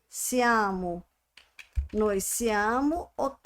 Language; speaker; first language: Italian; non-native, fluent; Portuguese